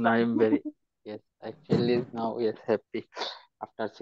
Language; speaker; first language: English; non-native, learner; Hindi